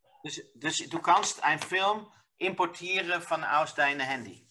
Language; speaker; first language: German; non-native, learner; Dutch